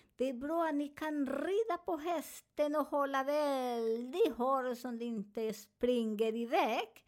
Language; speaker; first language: Swedish; non-native, learner; Spanish